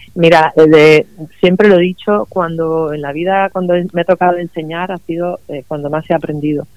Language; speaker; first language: Spanish; native; Spanish